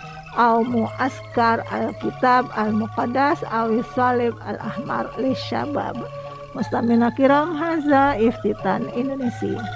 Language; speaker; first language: Arabic; non-native, learner; Indonesian